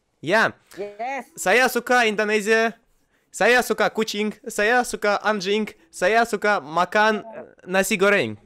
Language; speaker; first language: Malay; non-native, learner; Russian